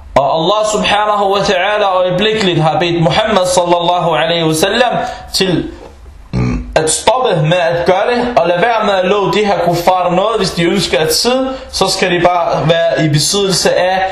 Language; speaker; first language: Danish; early bilingual, other home language; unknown